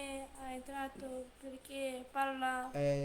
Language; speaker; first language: Italian; non-native, learner; Romanian